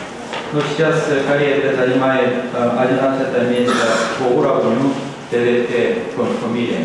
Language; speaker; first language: Russian; non-native, learner; Korean